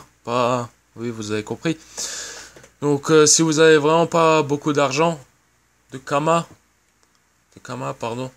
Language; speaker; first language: French; native; French